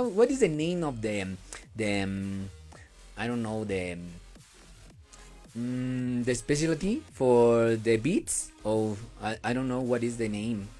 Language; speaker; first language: English; non-native, learner; Spanish